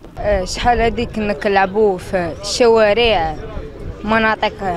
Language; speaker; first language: Arabic; native; Arabic